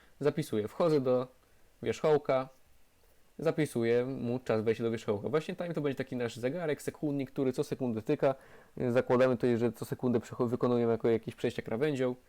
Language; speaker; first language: Polish; native; Polish